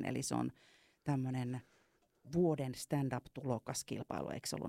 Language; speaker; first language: Finnish; native; Finnish